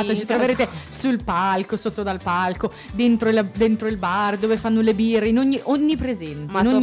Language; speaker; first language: Italian; native; Italian